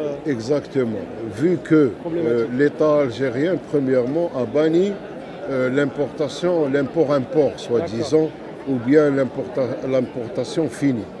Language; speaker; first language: French; non-native, local second language; Arabic